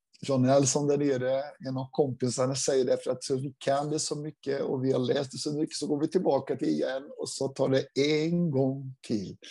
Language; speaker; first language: Swedish; non-native, fluent; Portuguese